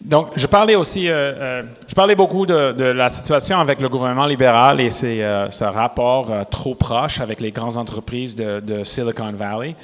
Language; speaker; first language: French; non-native, local second language; English